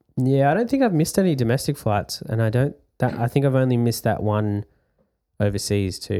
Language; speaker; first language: English; native; English